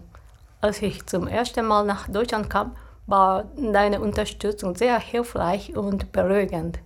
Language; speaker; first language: German; non-native, fluent; Japanese